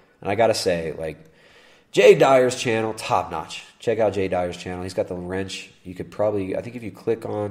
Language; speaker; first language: English; native; English